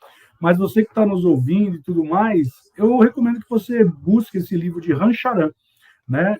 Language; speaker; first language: Portuguese; native; Portuguese